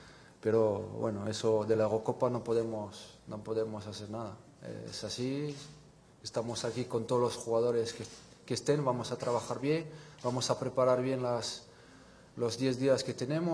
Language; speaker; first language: Spanish; non-native, fluent; French